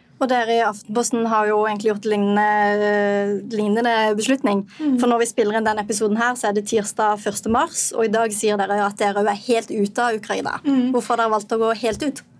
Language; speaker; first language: Norwegian; native; Norwegian